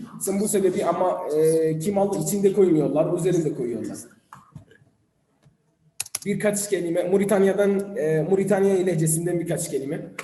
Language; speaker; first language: Turkish; non-native, learner; Arabic